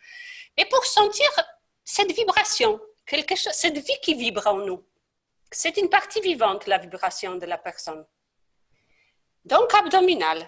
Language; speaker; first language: French; non-native, fluent; Polish